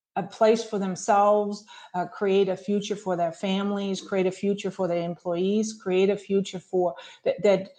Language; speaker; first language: English; non-native, fluent; Danish